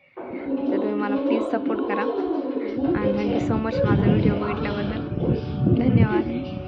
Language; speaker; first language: Marathi; non-native, local second language; Lambadi